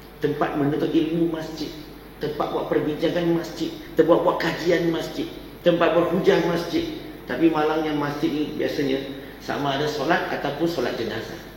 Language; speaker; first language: Malay; non-native, local second language; Chinese